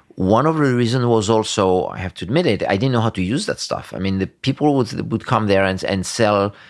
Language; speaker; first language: English; early bilingual, other home language; French